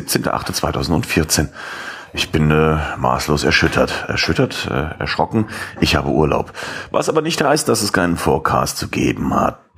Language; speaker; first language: German; native; German